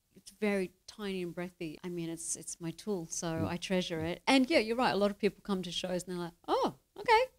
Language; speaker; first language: English; native; English